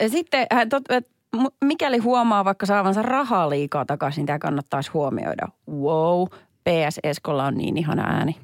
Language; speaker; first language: Finnish; native; Finnish